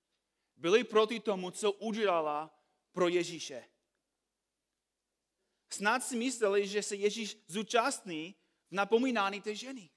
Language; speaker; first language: Czech; non-native, fluent; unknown